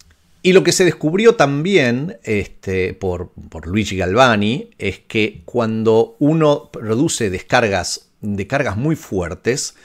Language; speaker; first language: Spanish; native; Spanish